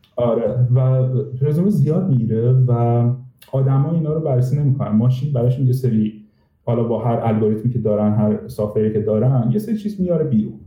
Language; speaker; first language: Persian; native; Persian